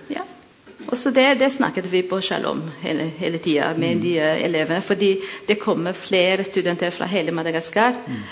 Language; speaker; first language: Norwegian; non-native, learner; Malagasy